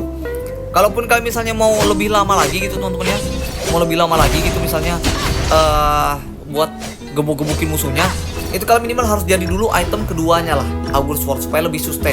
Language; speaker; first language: Indonesian; native; Indonesian